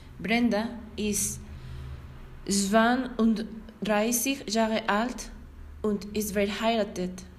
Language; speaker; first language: German; non-native, learner; Spanish